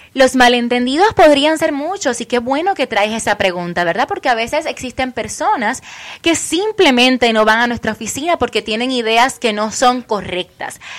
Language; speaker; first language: Spanish; native; Spanish